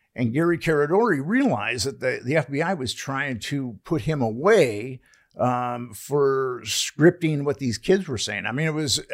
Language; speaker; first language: English; native; English